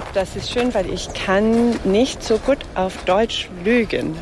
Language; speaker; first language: German; non-native, fluent; English